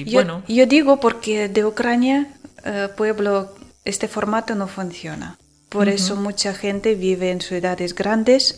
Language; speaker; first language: Spanish; non-native, learner; Ukrainian